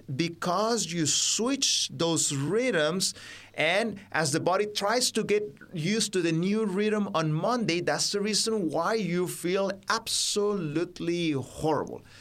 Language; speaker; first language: English; non-native, fluent; Spanish